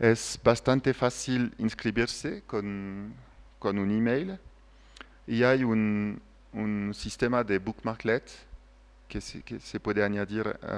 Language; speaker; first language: Spanish; non-native, fluent; French